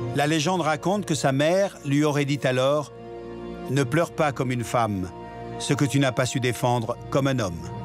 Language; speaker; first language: French; native; French